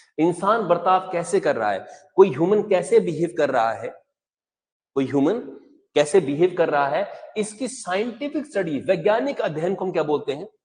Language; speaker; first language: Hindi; native; Hindi